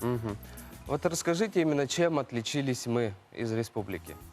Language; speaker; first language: Russian; native; Russian